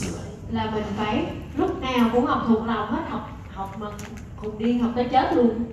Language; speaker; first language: Vietnamese; native; Vietnamese